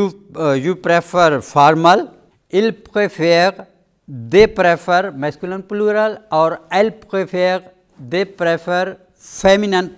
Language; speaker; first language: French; non-native, fluent; Urdu